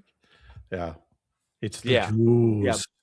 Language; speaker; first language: English; native; English